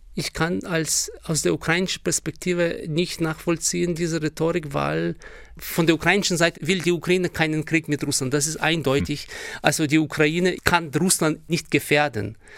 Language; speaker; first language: German; non-native, fluent; Ukrainian